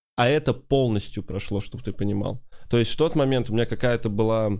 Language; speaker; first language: Russian; native; Russian